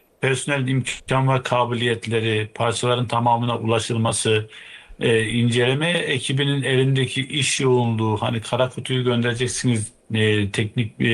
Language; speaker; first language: Turkish; native; Turkish